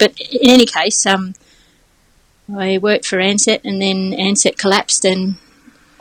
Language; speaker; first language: English; native; English